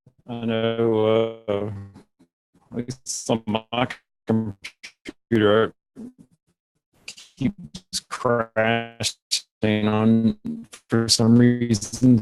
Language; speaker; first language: English; native; English